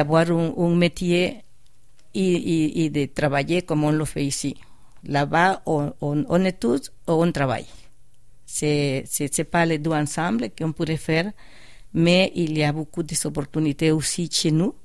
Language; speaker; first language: French; non-native, fluent; Spanish